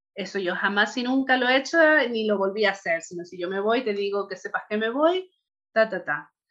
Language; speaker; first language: Spanish; native; Spanish